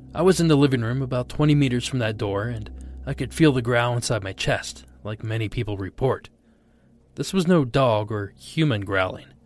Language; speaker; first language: English; non-native, fluent; Portuguese